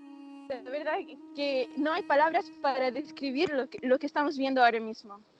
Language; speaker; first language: Spanish; non-native, fluent; Arabic